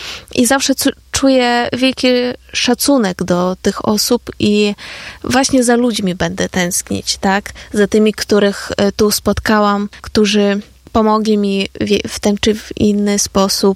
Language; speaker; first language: Polish; non-native, fluent; Ukrainian